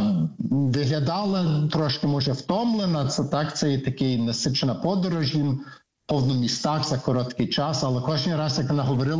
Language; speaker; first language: Ukrainian; early bilingual, heritage; Ukrainian